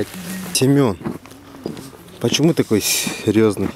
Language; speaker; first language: Russian; non-native, local second language; Yakut